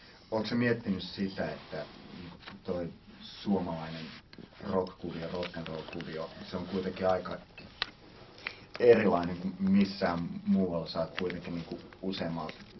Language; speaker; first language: Finnish; native; Finnish